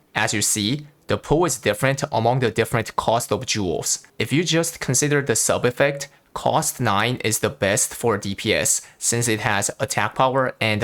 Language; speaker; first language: English; non-native, fluent; Korean